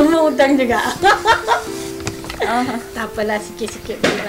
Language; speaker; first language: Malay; non-native, local second language; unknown